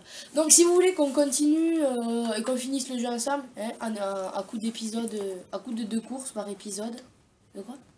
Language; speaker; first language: French; native; French